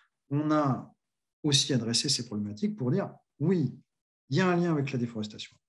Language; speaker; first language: French; native; French